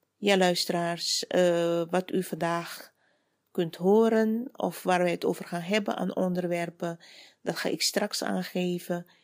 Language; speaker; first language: Dutch; native; Dutch